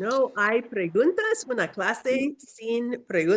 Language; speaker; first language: Spanish; non-native, learner; English